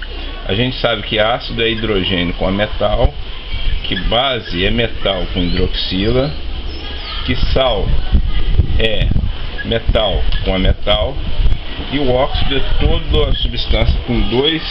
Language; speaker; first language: Portuguese; native; Portuguese